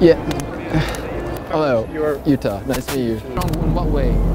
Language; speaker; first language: English; non-native, fluent; Japanese